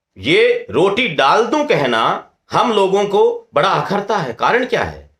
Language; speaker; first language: Hindi; non-native, local second language; Rajasthani